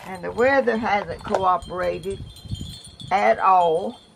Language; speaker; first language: English; native; English